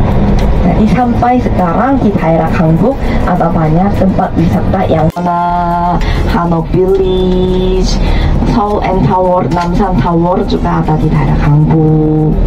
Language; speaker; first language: Indonesian; non-native, fluent; Korean